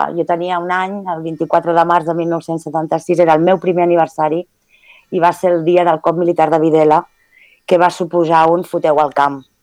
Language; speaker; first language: Catalan; early bilingual, other home language; Spanish